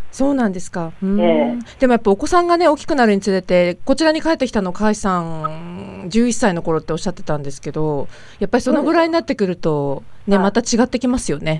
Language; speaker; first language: Japanese; native; Japanese